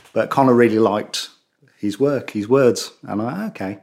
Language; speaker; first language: English; native; English